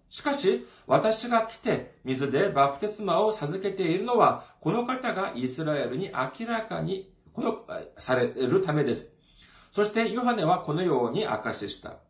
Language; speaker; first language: Japanese; non-native, fluent; Korean